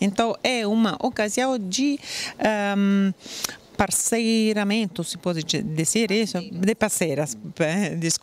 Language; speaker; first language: Portuguese; non-native, fluent; Italian